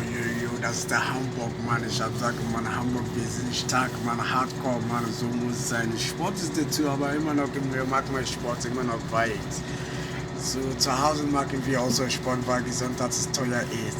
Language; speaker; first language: German; non-native, learner; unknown